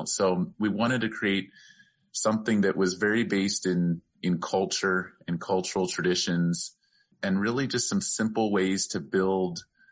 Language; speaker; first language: English; native; English